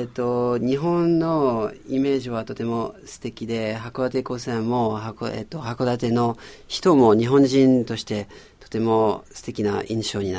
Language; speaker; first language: Japanese; non-native, fluent; French